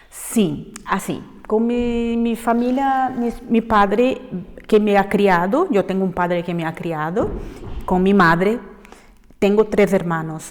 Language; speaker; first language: Spanish; non-native, fluent; Portuguese